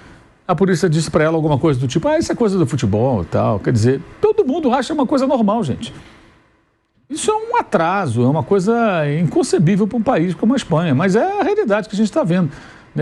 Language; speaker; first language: Portuguese; native; Portuguese